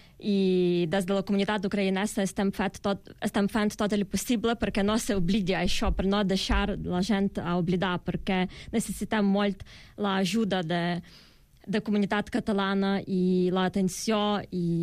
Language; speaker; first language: Catalan; non-native, fluent; Ukrainian